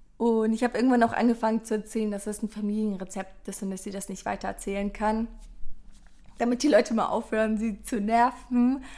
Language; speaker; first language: German; early bilingual, other home language; Persian